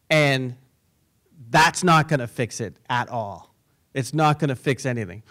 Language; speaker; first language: English; native; English